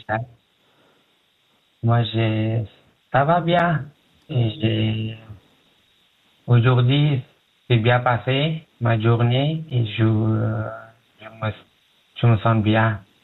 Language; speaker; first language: French; non-native, learner; Pashto